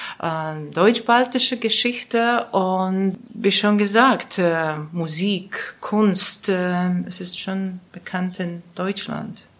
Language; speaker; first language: German; non-native, learner; Latvian